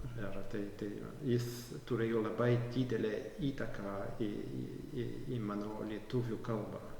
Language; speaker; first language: Lithuanian; non-native, fluent; French